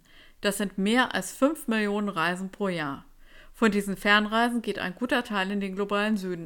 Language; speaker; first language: German; native; German